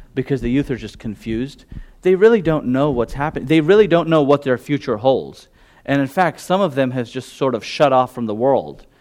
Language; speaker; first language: English; early bilingual, other home language; Gujarati